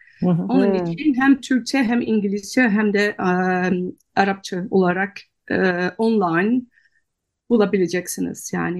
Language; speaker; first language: Turkish; non-native, fluent; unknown